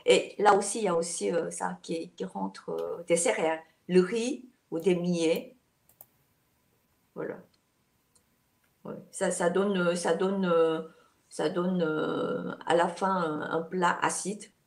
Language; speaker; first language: French; non-native, fluent; Korean